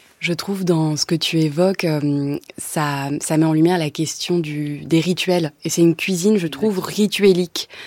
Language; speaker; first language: French; native; French